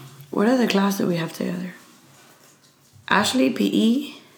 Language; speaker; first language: English; early bilingual, other home language; Spanish